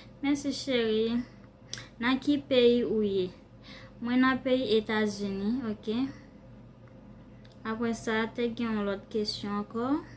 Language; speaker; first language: French; non-native, learner; Haitian Creole